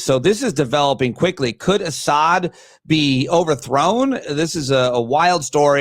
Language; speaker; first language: English; native; English